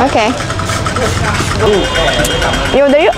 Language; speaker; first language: Chinese; non-native, fluent; Indonesian